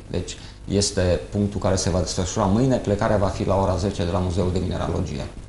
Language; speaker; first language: Romanian; native; Romanian